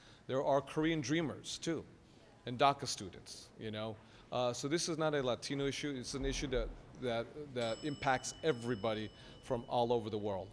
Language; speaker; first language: English; early bilingual, other home language; Spanish